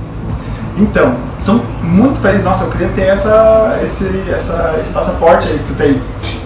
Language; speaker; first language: Portuguese; native; Portuguese